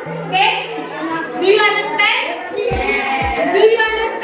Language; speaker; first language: English; non-native, fluent; Indonesian